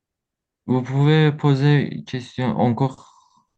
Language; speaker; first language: French; non-native, learner; Azerbaijani